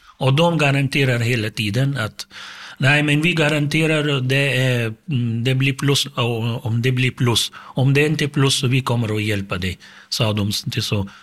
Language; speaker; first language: Swedish; non-native, fluent; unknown